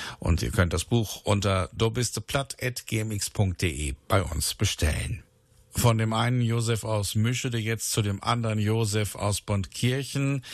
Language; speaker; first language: German; native; German